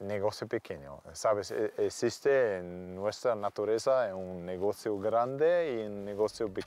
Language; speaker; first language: Spanish; non-native, learner; German